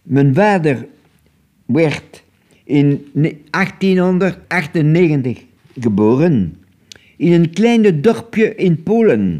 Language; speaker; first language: Dutch; non-native, local second language; French